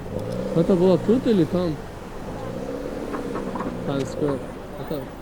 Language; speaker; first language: Russian; non-native, local second language; Tajik